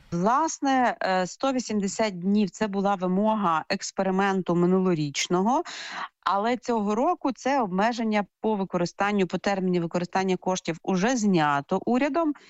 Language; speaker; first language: Ukrainian; native; Ukrainian